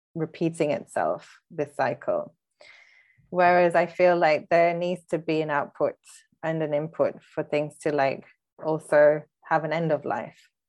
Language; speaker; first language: English; early bilingual, other home language; Hindi